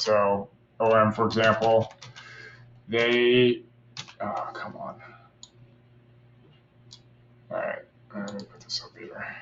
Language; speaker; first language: English; native; English